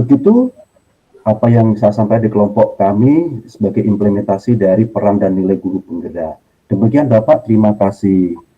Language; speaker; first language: Indonesian; native; Indonesian